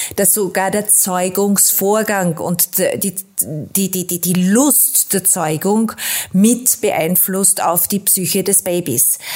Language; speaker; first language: German; native; German